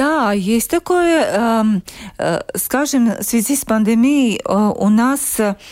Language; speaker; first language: Russian; non-native, local second language; Latvian